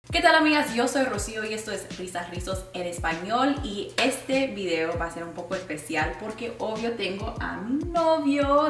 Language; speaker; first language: Spanish; early bilingual, heritage; Spanish